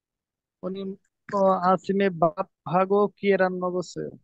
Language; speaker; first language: Korean; non-native, learner; Bangla